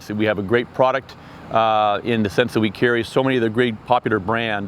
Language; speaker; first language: English; native; English